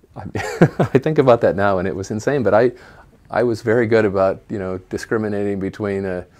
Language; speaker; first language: English; native; English